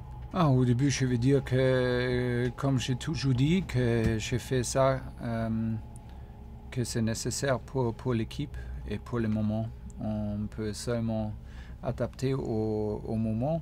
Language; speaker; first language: French; non-native, fluent; German